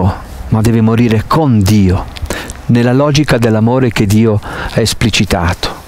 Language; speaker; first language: Italian; native; Italian